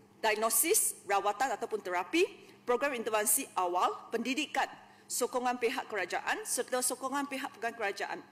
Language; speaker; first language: Malay; non-native, local second language; Chinese